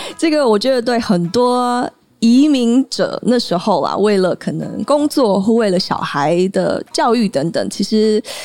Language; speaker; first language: Chinese; early bilingual, heritage; Chinese